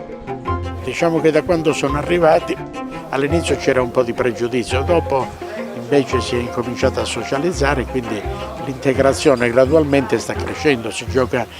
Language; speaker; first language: Italian; native; Italian